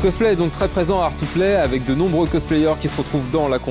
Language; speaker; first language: French; native; French